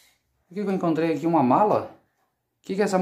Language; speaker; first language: Portuguese; native; Portuguese